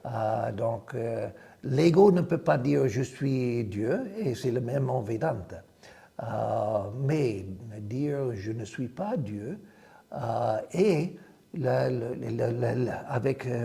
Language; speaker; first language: French; non-native, fluent; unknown